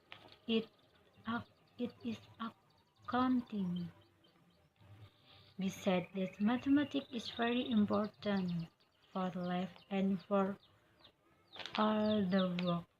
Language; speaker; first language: English; non-native, learner; Indonesian